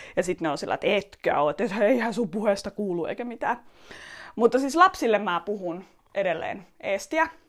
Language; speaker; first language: Finnish; early bilingual, other home language; Estonian